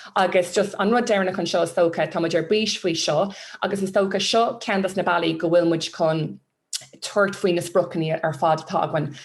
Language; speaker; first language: Irish; non-native, local second language; English